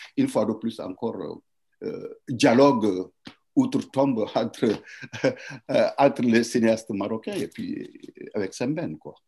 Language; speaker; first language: French; non-native, local second language; Wolof